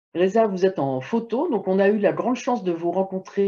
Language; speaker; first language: French; native; French